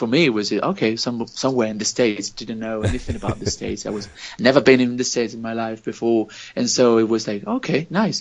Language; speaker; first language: English; non-native, fluent; Spanish